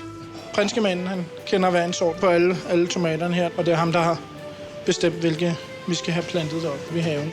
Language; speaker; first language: Danish; native; Danish